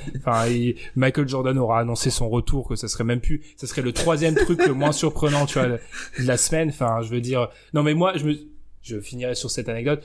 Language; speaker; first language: French; native; French